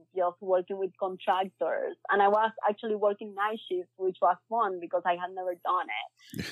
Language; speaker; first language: English; early bilingual, other home language; Spanish